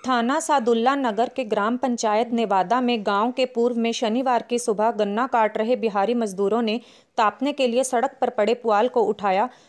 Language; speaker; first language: Hindi; native; Hindi